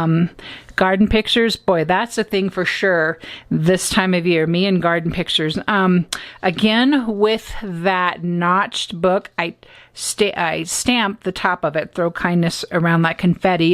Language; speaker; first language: English; native; English